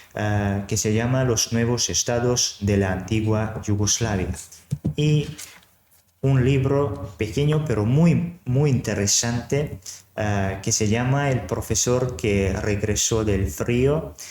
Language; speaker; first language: Spanish; non-native, fluent; Serbian